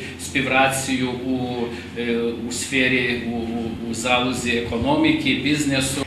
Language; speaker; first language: Ukrainian; non-native, fluent; Lithuanian